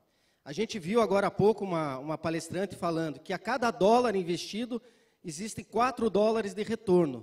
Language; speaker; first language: Portuguese; native; Portuguese